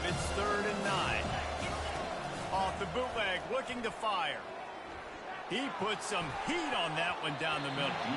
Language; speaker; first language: English; native; English